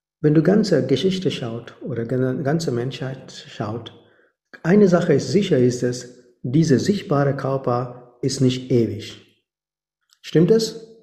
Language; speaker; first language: German; non-native, fluent; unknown